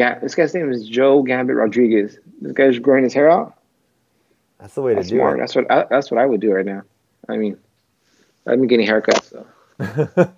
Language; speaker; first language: English; native; English